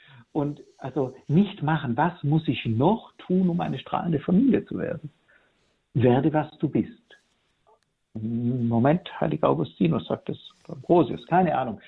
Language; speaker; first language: German; native; German